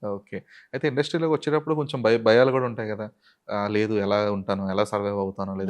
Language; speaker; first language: Telugu; native; Telugu